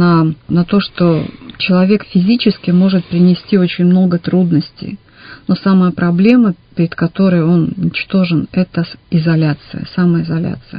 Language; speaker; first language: Russian; native; Russian